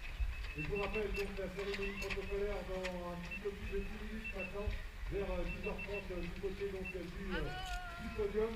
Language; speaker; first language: French; native; French